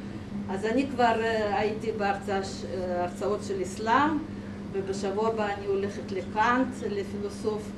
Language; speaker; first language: Hebrew; non-native, fluent; Russian